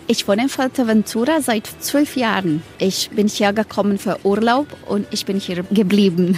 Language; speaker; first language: German; non-native, fluent; Croatian